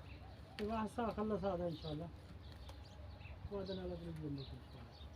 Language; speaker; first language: Arabic; non-native, learner; Punjabi